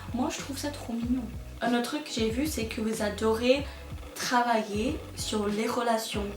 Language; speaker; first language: French; non-native, fluent; English